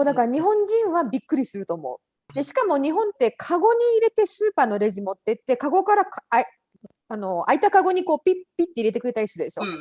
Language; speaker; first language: Japanese; native; Japanese